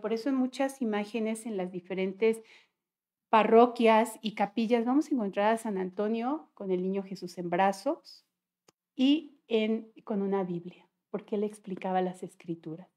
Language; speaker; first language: Spanish; native; Spanish